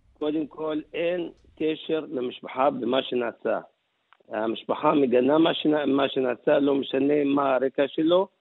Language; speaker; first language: Hebrew; non-native, local second language; Arabic